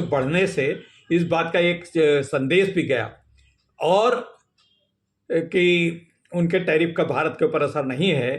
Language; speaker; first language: Hindi; native; Hindi